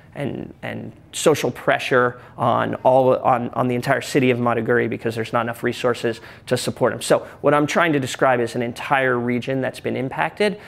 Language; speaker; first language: English; native; English